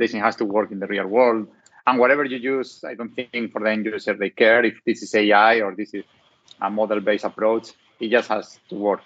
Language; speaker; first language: English; non-native, fluent; Spanish